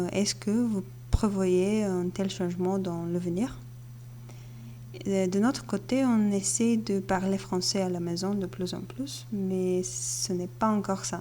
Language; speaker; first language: French; non-native, fluent; Bulgarian